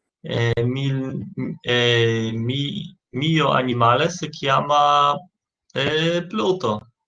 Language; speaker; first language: Italian; non-native, learner; Polish